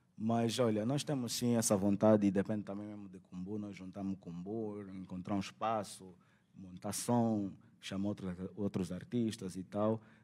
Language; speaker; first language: Portuguese; native; Portuguese